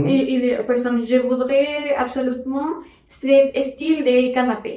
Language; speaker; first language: French; non-native, learner; Spanish